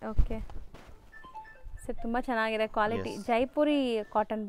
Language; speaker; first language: Kannada; native; Kannada